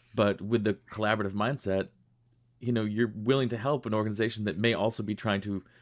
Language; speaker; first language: English; native; English